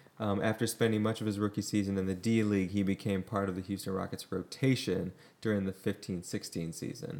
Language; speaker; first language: English; native; English